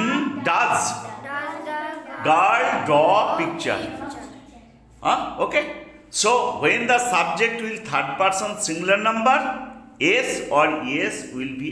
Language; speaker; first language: English; non-native, local second language; Bangla